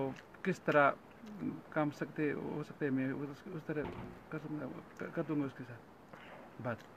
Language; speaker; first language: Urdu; non-native, local second language; Pashto